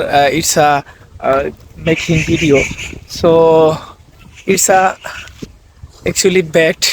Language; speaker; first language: English; non-native, learner; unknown